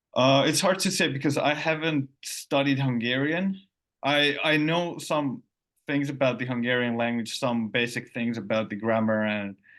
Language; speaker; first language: English; non-native, fluent; Finnish